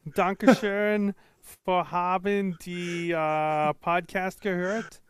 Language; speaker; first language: German; non-native, learner; English